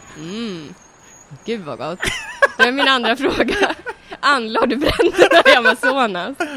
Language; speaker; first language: Swedish; native; Swedish